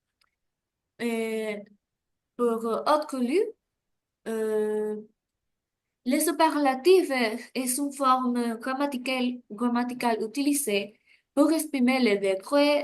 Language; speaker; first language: French; non-native, learner; Spanish